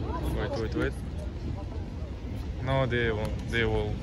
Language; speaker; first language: English; non-native, learner; Russian